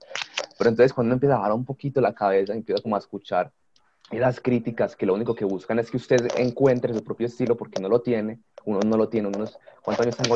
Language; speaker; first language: Spanish; native; Spanish